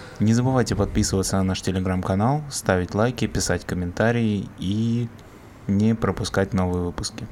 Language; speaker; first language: Russian; native; Russian